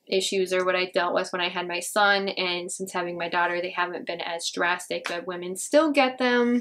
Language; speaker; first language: English; native; English